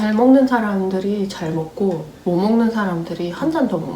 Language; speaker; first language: Korean; non-native, fluent; Russian